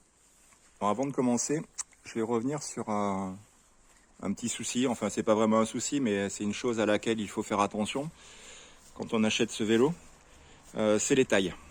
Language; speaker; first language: French; native; French